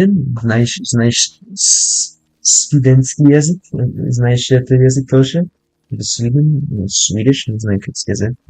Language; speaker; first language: Russian; non-native, learner; English